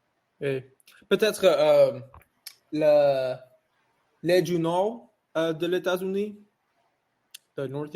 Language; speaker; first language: French; non-native, learner; English